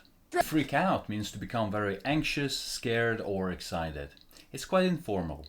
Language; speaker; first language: English; non-native, fluent; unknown